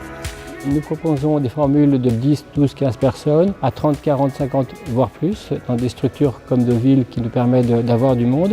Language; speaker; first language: French; native; French